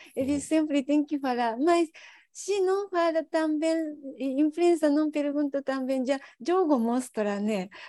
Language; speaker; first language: Portuguese; non-native, learner; Japanese